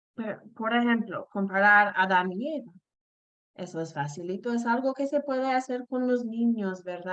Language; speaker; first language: Spanish; non-native, fluent; English